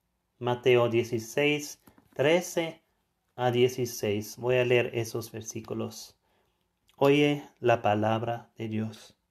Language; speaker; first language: Spanish; non-native, fluent; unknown